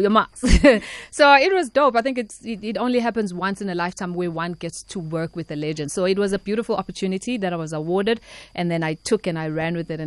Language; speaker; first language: English; non-native, local second language; Zulu